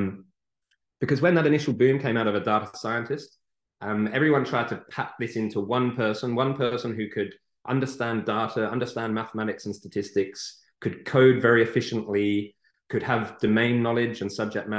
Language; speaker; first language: English; native; English